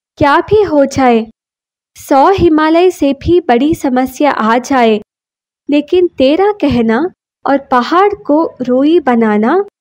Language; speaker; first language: Hindi; non-native, local second language; Kannada